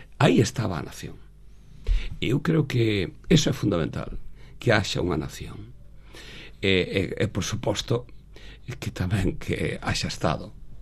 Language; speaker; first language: Galician; native; Galician